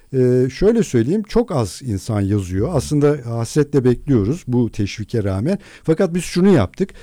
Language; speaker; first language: Turkish; non-native, local second language; Adyghe